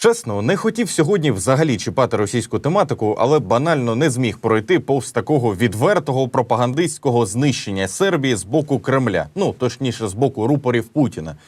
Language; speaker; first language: Ukrainian; native; Ukrainian